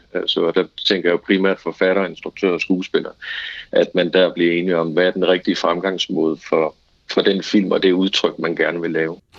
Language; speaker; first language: Danish; native; Danish